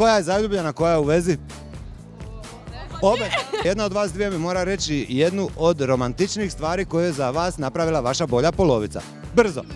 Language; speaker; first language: Croatian; native; Croatian